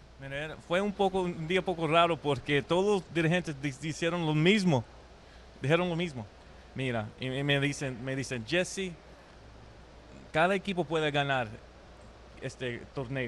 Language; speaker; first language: Spanish; early bilingual, heritage; Spanish